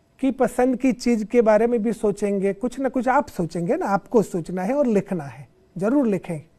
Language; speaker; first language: Hindi; non-native, local second language; Gujarati